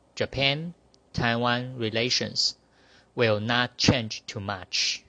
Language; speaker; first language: English; non-native, fluent; Chinese